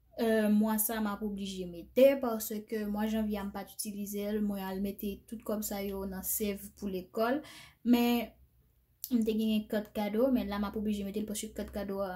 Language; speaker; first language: French; non-native, learner; Haitian Creole